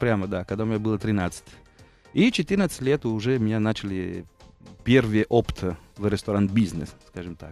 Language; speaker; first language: Russian; non-native, fluent; Italian